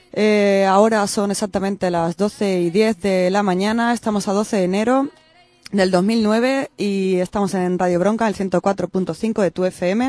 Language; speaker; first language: Spanish; native; Spanish